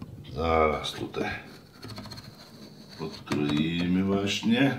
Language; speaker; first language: Polish; non-native, fluent; Lithuanian